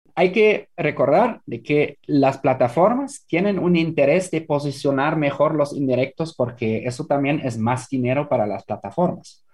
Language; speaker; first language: Spanish; non-native, fluent; German